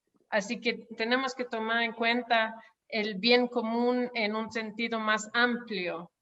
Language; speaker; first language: Spanish; non-native, fluent; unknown